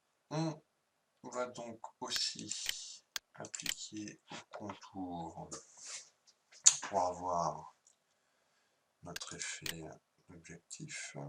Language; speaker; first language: French; native; French